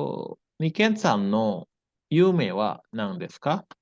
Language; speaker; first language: Japanese; non-native, fluent; Indonesian